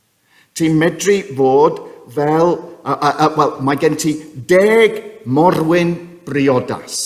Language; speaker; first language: Welsh; non-native, fluent; English